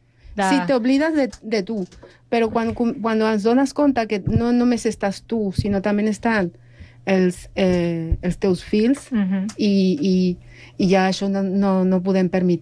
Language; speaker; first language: Catalan; non-native, fluent; Spanish